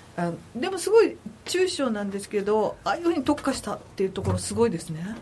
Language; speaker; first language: Japanese; native; Japanese